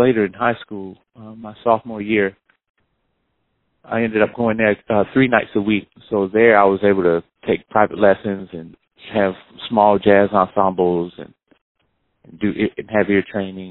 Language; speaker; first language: English; native; English